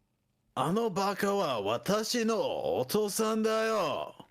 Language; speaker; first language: Japanese; non-native, learner; English